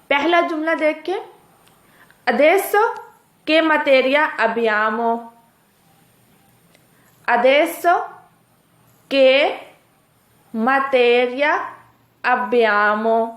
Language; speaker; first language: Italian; non-native, fluent; Urdu